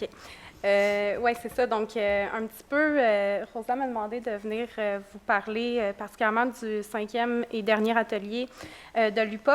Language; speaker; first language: French; native; French